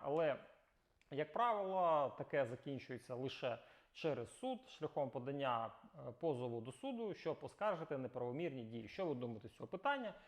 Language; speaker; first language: Ukrainian; native; Ukrainian